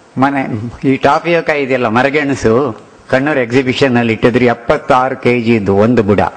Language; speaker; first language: Kannada; non-native, local second language; Telugu